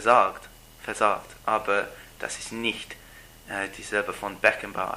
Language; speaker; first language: German; non-native, learner; English